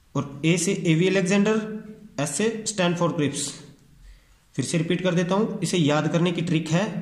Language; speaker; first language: Hindi; non-native, local second language; Punjabi